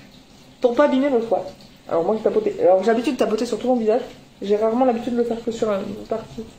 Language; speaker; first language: French; native; French